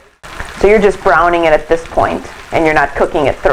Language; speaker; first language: English; native; English